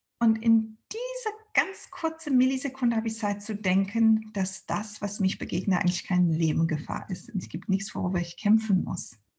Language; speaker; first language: German; non-native, fluent; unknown